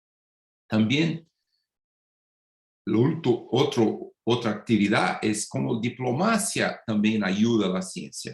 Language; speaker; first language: Spanish; non-native, fluent; Portuguese